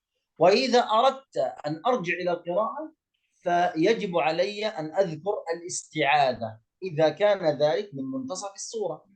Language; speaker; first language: Arabic; native; Arabic